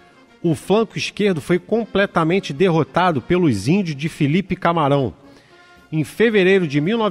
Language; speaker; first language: Portuguese; native; Portuguese